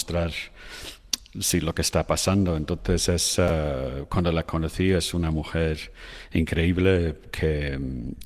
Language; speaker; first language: Spanish; non-native, fluent; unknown